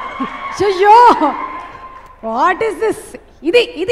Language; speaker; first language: Telugu; native; Telugu